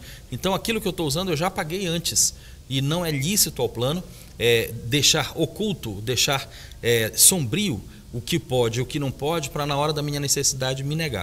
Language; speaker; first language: Portuguese; native; Portuguese